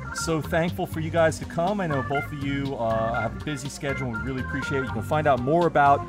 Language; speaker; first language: English; early bilingual, other home language; Spanish